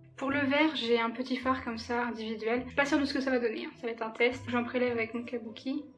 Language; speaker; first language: French; native; French